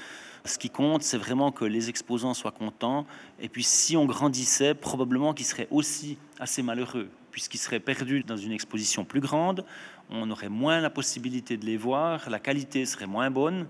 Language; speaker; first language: French; native; French